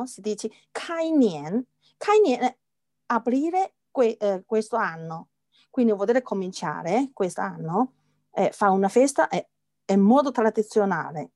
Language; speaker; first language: Italian; non-native, learner; Chinese